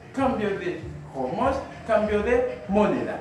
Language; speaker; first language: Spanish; non-native, fluent; Haitian Creole